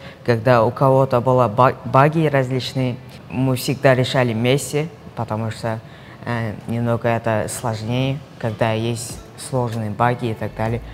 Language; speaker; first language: Russian; non-native, local second language; Uzbek